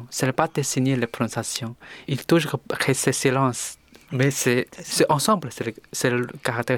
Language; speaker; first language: French; non-native, learner; Chinese